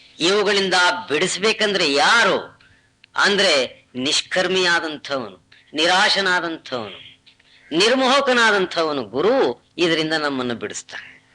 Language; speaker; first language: Kannada; non-native, local second language; Telugu